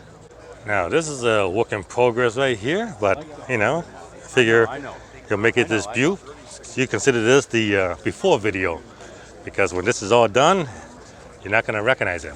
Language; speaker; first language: English; native; English